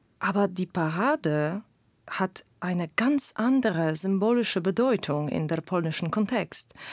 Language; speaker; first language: German; non-native, fluent; Polish